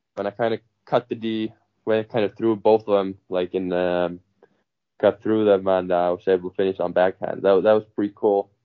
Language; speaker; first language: English; non-native, fluent; Finnish